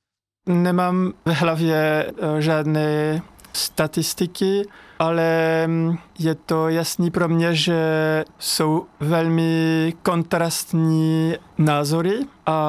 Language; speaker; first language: Czech; non-native, learner; French